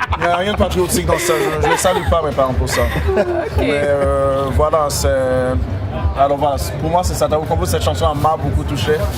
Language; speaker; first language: French; native; French